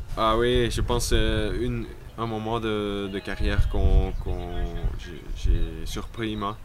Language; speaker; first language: French; non-native, local second language; Dutch